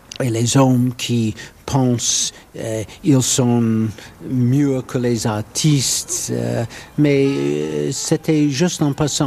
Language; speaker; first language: French; non-native, learner; English